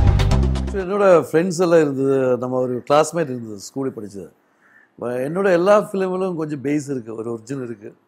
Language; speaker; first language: Tamil; non-native, learner; Malayalam